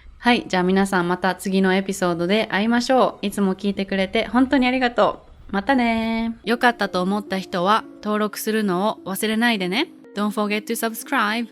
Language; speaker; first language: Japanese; native; Japanese